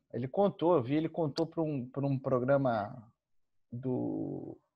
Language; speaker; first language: Portuguese; native; Portuguese